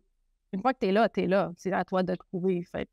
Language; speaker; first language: French; native; French